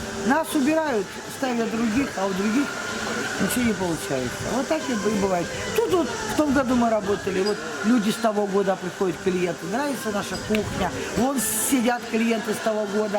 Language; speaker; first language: Russian; native; Russian